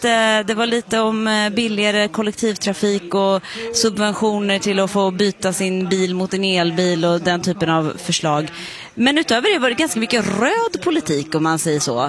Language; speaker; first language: Swedish; native; Swedish